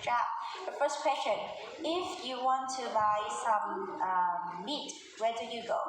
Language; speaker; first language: English; non-native, fluent; Vietnamese